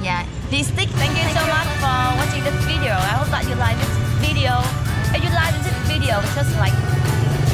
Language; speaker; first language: English; non-native, learner; Vietnamese